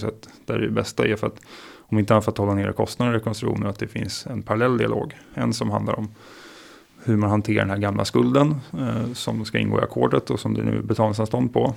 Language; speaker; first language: Swedish; native; Swedish